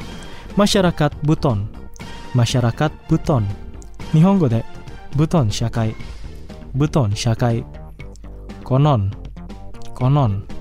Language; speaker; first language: Japanese; non-native, fluent; Indonesian